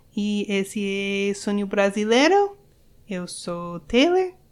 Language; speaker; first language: Portuguese; non-native, learner; English